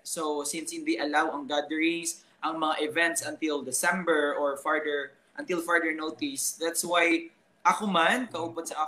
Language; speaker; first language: English; non-native, local second language; Hiligaynon